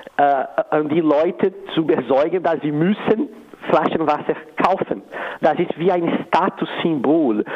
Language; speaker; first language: German; non-native, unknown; Portuguese